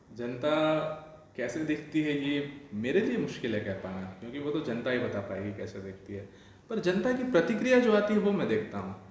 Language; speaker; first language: Hindi; non-native, local second language; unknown